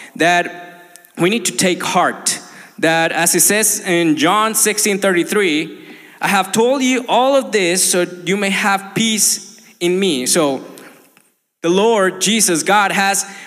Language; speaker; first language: English; non-native, fluent; Spanish